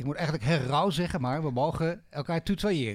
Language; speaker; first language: Dutch; native; Dutch